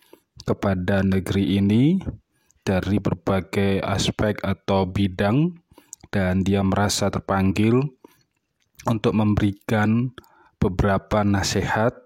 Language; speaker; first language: Indonesian; native; Indonesian